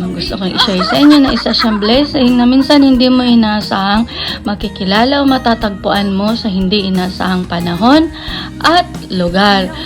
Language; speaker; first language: Filipino; native; Filipino